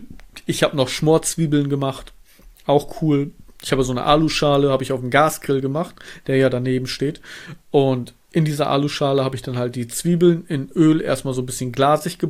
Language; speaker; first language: German; native; German